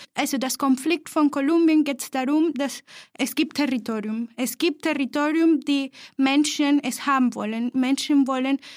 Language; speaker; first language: German; non-native, fluent; Spanish